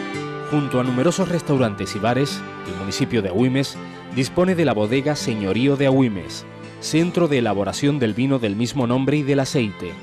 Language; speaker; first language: Spanish; native; Spanish